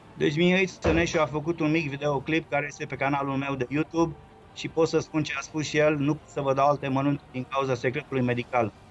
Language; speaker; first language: Romanian; native; Romanian